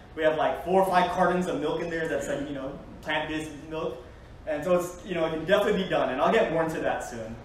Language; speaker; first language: English; native; English